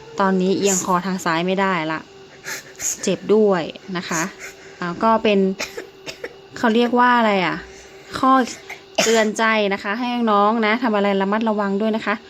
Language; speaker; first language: Thai; native; Thai